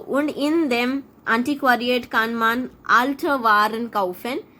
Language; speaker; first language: German; non-native, fluent; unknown